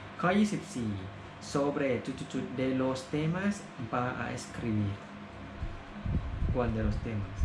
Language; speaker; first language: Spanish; non-native, learner; Thai